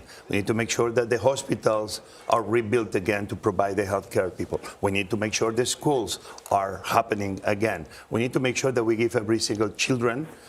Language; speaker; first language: English; non-native, fluent; Spanish